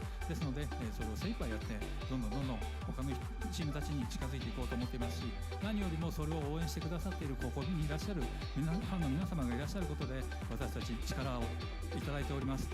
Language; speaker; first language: Japanese; native; Japanese